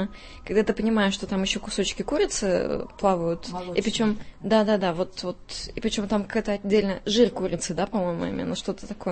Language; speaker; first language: Russian; native; Russian